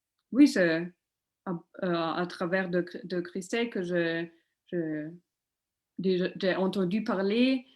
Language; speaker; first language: French; non-native, local second language; German